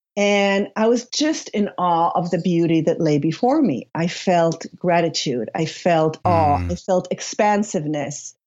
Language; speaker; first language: English; non-native, fluent; Hebrew